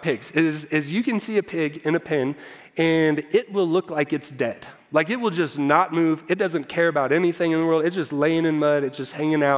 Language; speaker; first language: English; native; English